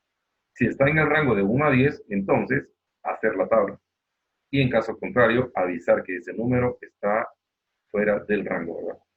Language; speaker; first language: Spanish; native; Spanish